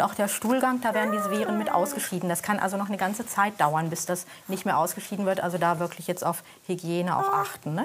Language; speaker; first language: German; native; German